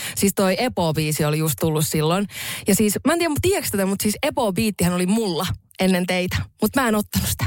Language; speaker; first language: Finnish; native; Finnish